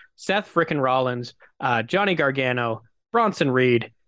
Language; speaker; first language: English; native; English